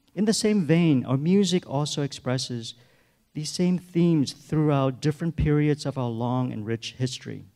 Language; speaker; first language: English; native; English